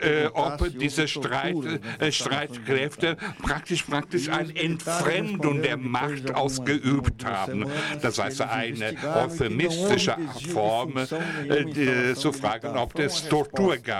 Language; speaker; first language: German; non-native, fluent; Portuguese